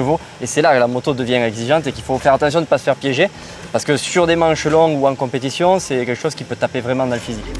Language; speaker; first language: French; native; French